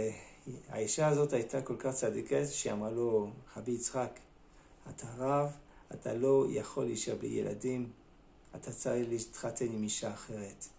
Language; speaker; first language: Hebrew; non-native, fluent; French